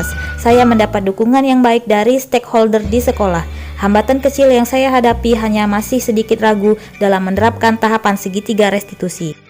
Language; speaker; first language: Indonesian; native; Indonesian